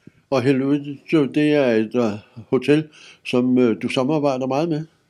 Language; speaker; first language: Danish; native; Danish